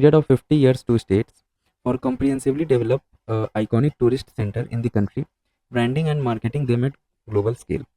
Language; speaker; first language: English; non-native, local second language; Hindi